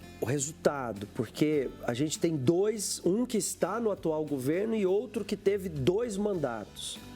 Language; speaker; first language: Portuguese; native; Portuguese